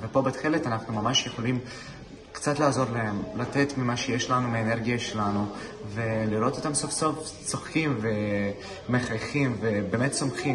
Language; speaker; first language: Hebrew; non-native, fluent; Russian